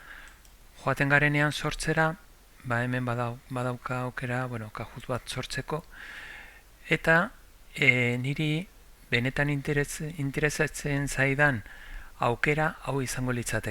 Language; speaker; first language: Basque; non-native, local second language; Spanish